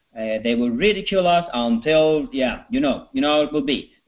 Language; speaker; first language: English; non-native, fluent; Swedish